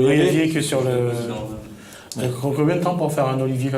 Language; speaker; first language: French; native; French